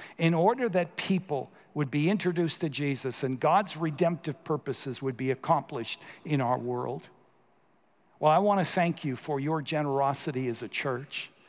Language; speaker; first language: English; native; English